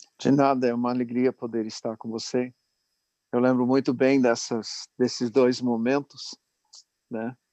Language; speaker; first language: Portuguese; non-native, fluent; English